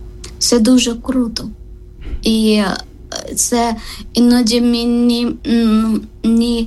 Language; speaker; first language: Ukrainian; non-native, learner; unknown